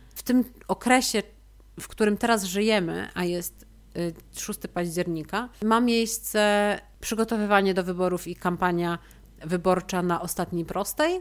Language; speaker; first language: Polish; native; Polish